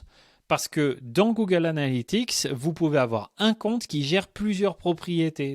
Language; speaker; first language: French; native; French